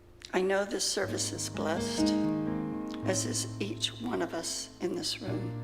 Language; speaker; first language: English; native; English